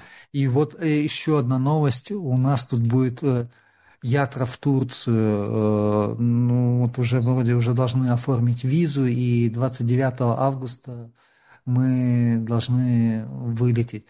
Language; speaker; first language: Russian; native; Russian